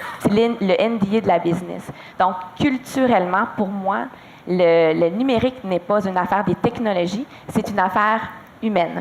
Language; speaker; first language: French; native; French